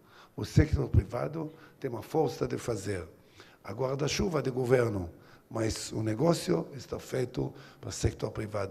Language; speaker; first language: Portuguese; non-native, learner; Hebrew